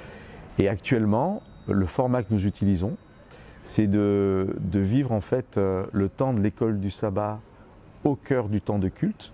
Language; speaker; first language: French; native; French